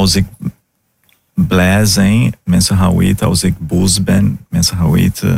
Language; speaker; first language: Dutch; non-native, fluent; Portuguese